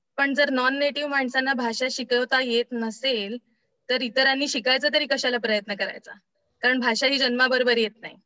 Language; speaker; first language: Marathi; native; Marathi